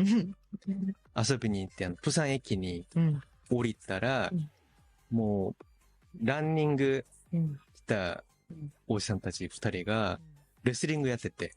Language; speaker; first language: Japanese; non-native, fluent; Korean